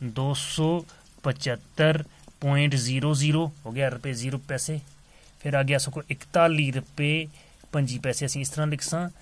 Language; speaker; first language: Urdu; non-native, local second language; Punjabi